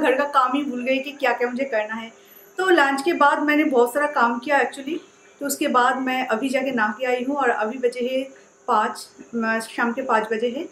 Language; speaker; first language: Hindi; non-native, local second language; Bangla